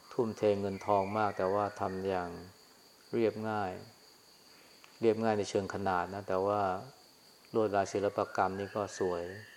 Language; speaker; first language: Thai; native; Thai